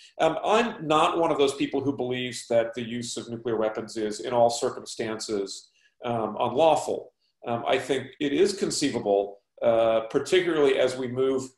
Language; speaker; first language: English; native; English